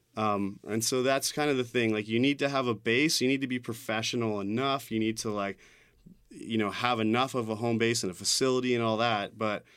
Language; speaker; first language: English; native; English